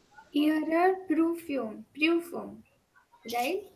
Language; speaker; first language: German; non-native, fluent; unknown